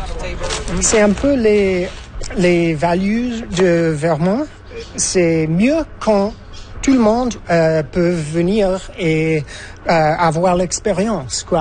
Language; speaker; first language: French; non-native, fluent; English